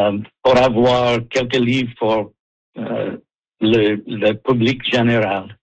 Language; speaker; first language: French; non-native, learner; English